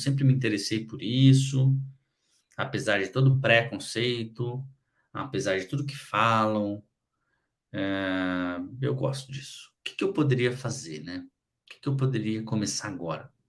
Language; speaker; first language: Portuguese; native; Portuguese